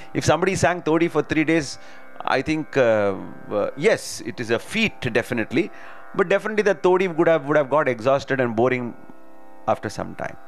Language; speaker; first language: English; non-native, local second language; Tamil